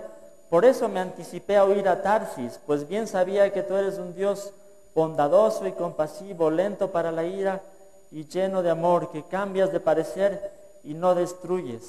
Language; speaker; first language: Spanish; native; Spanish